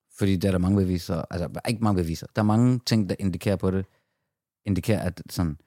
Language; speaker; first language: Danish; early bilingual, other home language; Persian